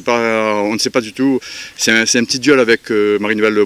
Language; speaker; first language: French; native; French